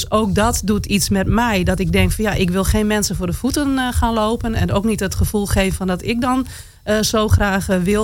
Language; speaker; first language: Dutch; native; Dutch